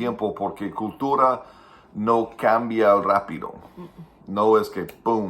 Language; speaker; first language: Spanish; non-native, fluent; English